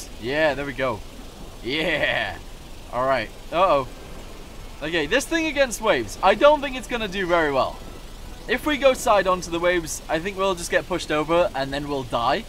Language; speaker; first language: English; native; English